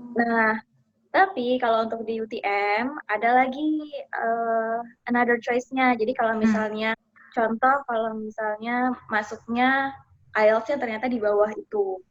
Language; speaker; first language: Indonesian; native; Indonesian